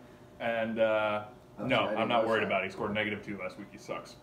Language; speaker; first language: English; native; English